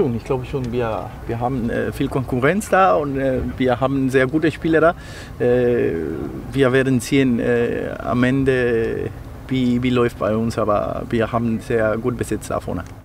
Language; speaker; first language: German; non-native, learner; Spanish